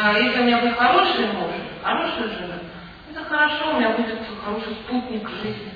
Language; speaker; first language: Russian; native; Russian